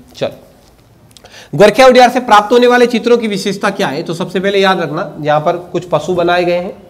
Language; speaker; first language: Hindi; native; Hindi